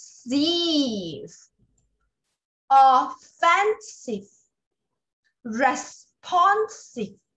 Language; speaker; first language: English; non-native, local second language; Chinese